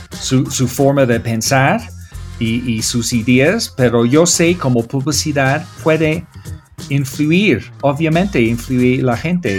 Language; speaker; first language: Spanish; non-native, fluent; English